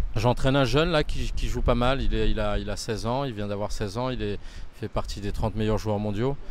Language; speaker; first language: French; native; French